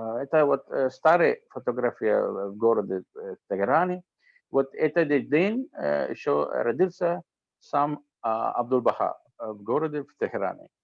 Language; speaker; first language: Russian; non-native, fluent; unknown